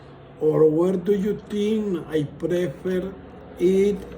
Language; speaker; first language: English; non-native, learner; Spanish